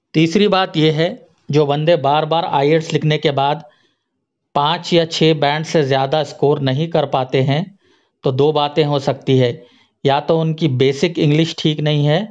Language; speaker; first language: Hindi; native; Hindi